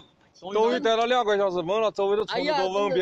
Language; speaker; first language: Chinese; native; Chinese